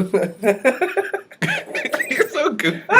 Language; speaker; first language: English; native; English